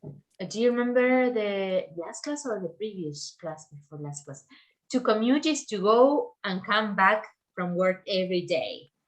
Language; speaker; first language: English; non-native, fluent; Spanish